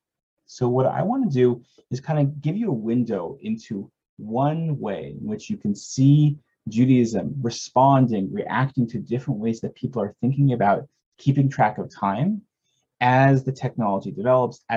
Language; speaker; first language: English; native; English